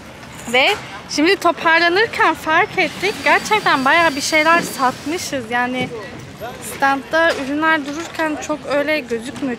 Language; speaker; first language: Turkish; early bilingual, heritage; Turkish